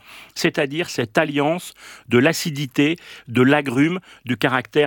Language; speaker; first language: French; native; French